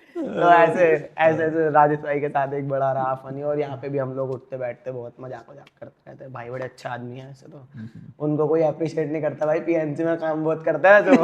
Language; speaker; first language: Hindi; native; Hindi